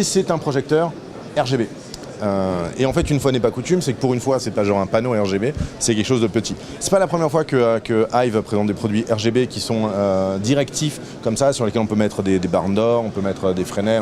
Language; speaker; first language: French; native; French